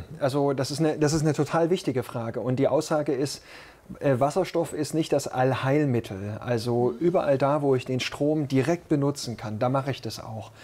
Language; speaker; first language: German; native; German